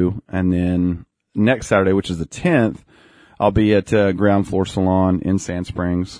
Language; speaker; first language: English; native; English